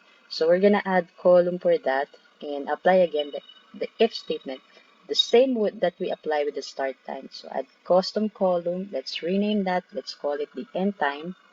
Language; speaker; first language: English; non-native, local second language; Filipino